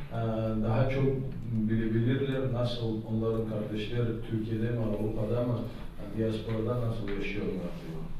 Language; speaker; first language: Turkish; non-native, learner; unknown